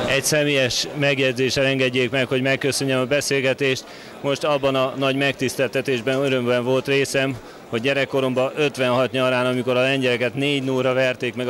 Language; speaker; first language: Hungarian; native; Hungarian